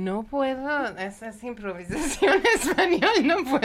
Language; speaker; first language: Spanish; non-native, learner; Persian